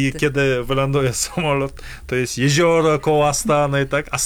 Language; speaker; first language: Polish; non-native, fluent; Kazakh